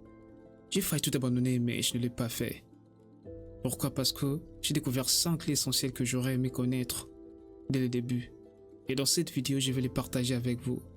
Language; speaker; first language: French; native; French